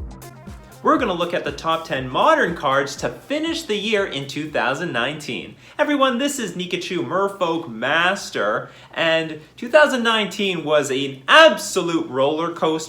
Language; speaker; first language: English; native; English